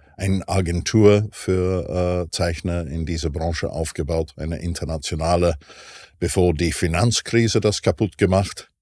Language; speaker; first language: German; non-native, fluent; English